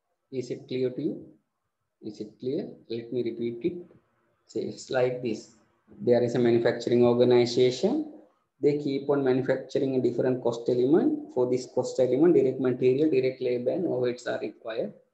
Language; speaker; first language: English; non-native, local second language; Sinhala